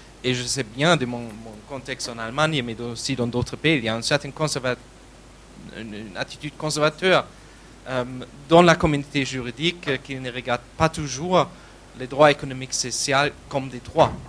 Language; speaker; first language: French; non-native, fluent; German